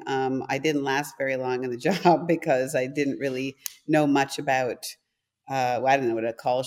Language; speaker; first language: English; non-native, fluent; German